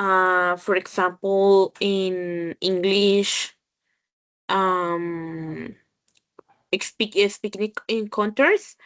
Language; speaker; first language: English; non-native, learner; Spanish